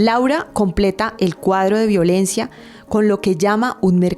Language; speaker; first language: Spanish; native; Spanish